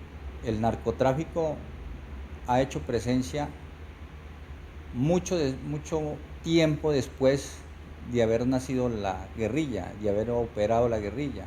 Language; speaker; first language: Spanish; native; Spanish